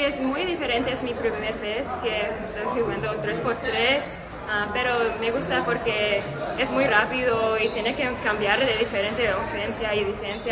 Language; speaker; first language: Spanish; early bilingual, heritage; English